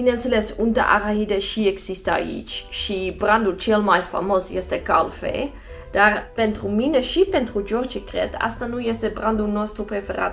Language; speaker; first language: Romanian; non-native, learner; Dutch